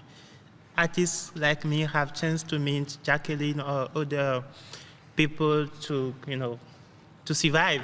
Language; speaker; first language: English; non-native, learner; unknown